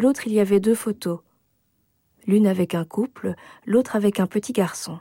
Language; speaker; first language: French; native; French